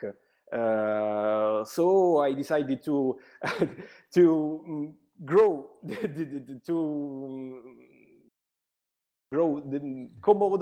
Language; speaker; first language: English; non-native, learner; Italian